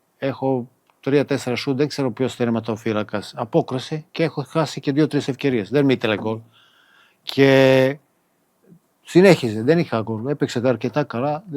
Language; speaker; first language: Greek; non-native, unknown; Serbian